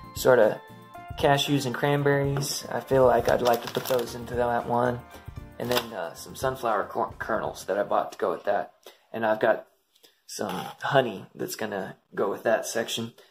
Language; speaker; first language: English; native; English